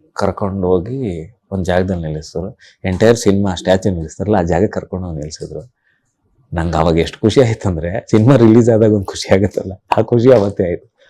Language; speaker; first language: Kannada; native; Kannada